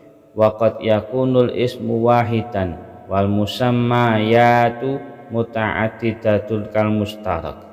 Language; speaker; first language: Arabic; non-native, fluent; Indonesian